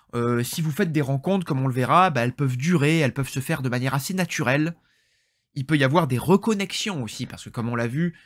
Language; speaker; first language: French; native; French